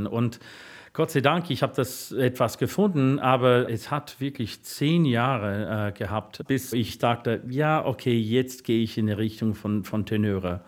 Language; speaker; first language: German; non-native, fluent; English